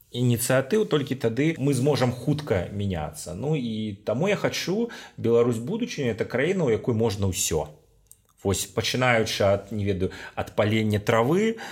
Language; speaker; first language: Belarusian; non-native, local second language; Russian